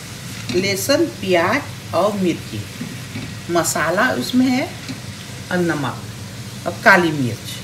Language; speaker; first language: Dutch; non-native, local second language; Caribbean Hindustani